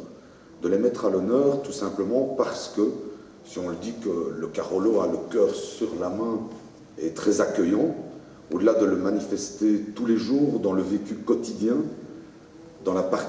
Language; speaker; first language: French; native; French